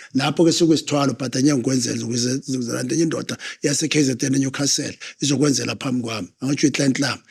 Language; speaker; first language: Zulu; native; Zulu